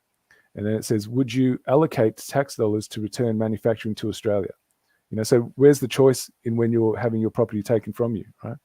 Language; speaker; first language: English; native; English